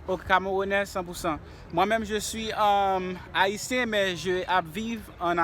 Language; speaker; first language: French; non-native, learner; Haitian Creole